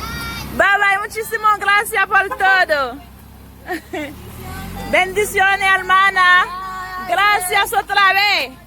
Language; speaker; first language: Spanish; non-native, learner; Haitian Creole